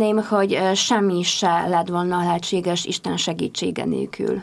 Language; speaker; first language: Hungarian; non-native, fluent; Polish